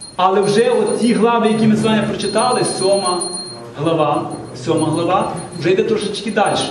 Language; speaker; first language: Ukrainian; non-native, local second language; Russian